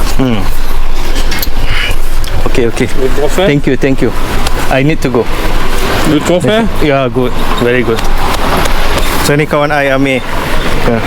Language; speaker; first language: English; non-native, local second language; Malay